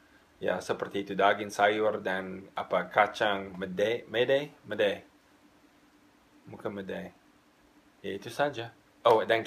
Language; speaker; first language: Indonesian; non-native, fluent; English